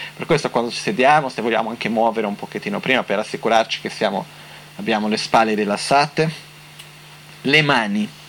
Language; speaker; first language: Italian; non-native, fluent; Portuguese